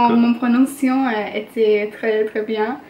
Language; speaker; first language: French; non-native, learner; English